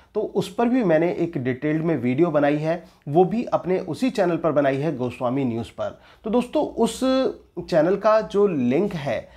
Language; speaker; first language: Hindi; native; Hindi